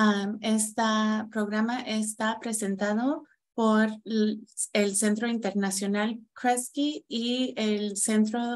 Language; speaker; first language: Spanish; non-native, fluent; English